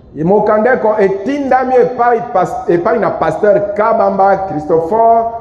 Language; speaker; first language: Lingala; native; Lingala